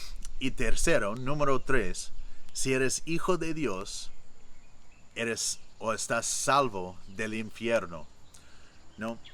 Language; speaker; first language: Spanish; non-native, fluent; English